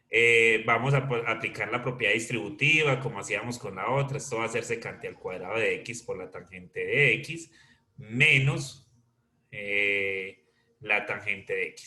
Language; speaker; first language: Spanish; native; Spanish